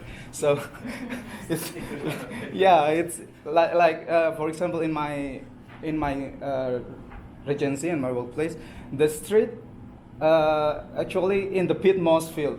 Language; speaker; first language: English; non-native, fluent; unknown